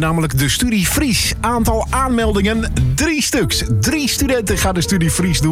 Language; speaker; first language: Dutch; native; Dutch